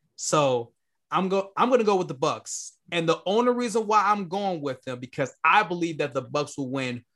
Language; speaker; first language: English; native; English